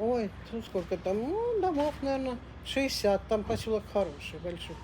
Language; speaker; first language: Russian; native; Russian